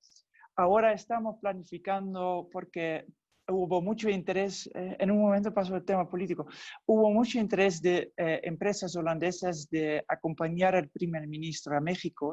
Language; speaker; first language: Spanish; non-native, fluent; Dutch